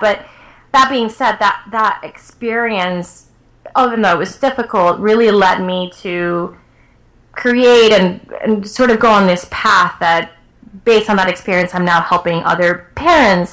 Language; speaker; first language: English; early bilingual, other home language; Spanish